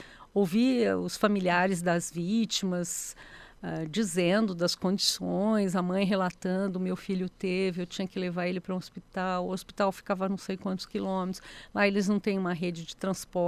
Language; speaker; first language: Portuguese; native; Portuguese